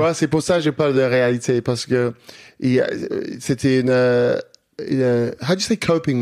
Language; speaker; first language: French; non-native, fluent; English